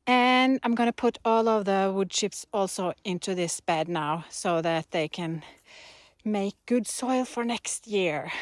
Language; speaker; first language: English; non-native, fluent; Norwegian